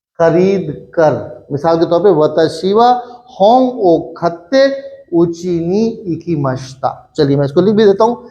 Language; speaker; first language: Urdu; native; Urdu